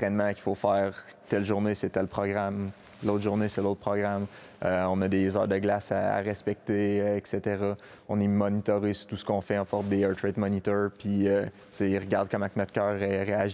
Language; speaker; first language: French; native; French